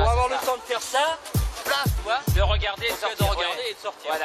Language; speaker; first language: French; native; French